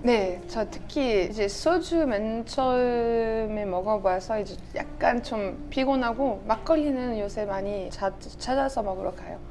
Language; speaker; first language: Korean; non-native, fluent; French